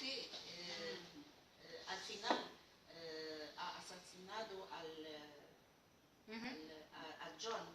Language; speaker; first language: Spanish; non-native, learner; Arabic